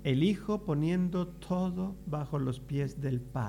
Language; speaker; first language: Spanish; native; Spanish